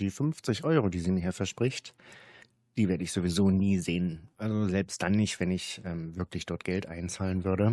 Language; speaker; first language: German; native; German